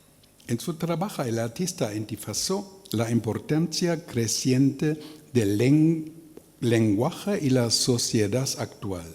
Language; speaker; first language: Spanish; non-native, learner; German